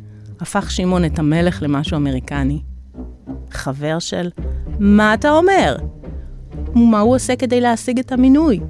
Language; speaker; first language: Hebrew; native; Hebrew